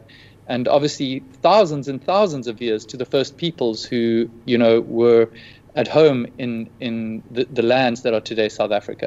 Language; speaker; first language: English; native; English